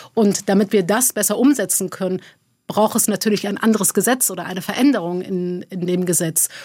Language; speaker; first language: German; early bilingual, other home language; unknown